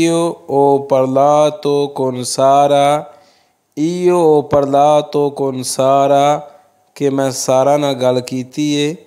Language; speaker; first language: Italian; non-native, fluent; Punjabi